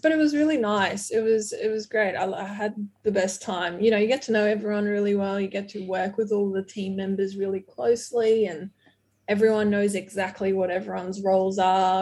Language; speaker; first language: English; non-native, fluent; Portuguese